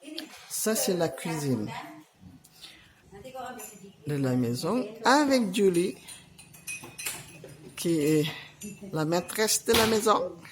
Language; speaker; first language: French; non-native, learner; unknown